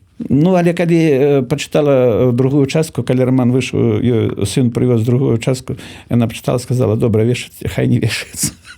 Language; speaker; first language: Belarusian; native; Belarusian